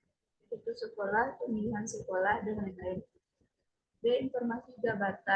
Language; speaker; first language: Indonesian; native; Indonesian